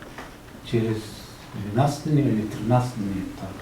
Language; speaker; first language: Russian; non-native, learner; Uzbek